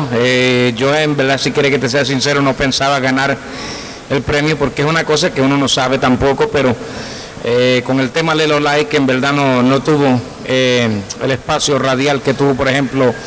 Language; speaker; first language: Spanish; native; Spanish